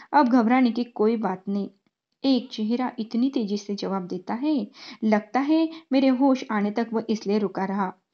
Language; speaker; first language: Hindi; non-native, local second language; Marathi